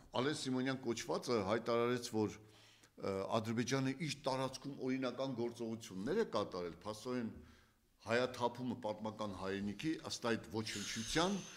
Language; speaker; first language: Armenian; native; Armenian